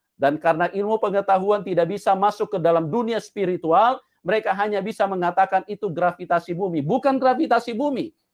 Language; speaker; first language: Indonesian; non-native, local second language; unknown